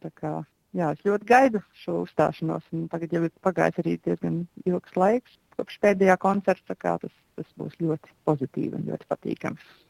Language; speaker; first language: Latvian; native; Latvian